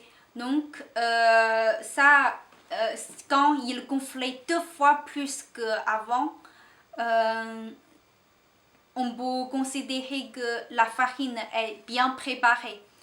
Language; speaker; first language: French; non-native, learner; Chinese